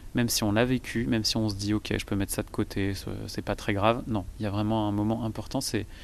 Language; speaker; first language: French; native; French